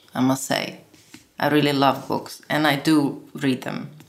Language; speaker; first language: English; non-native, fluent; Slovak